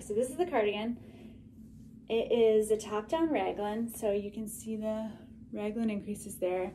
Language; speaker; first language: English; native; English